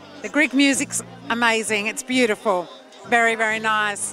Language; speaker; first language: English; early bilingual, other home language; Greek